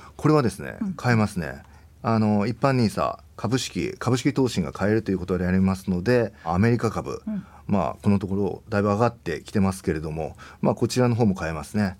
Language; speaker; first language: Japanese; native; Japanese